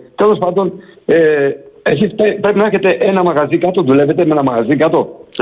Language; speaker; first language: Greek; early bilingual, heritage; Greek